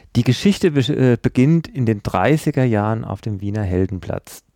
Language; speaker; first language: German; native; German